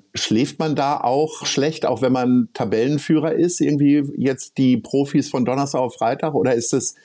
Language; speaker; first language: German; native; German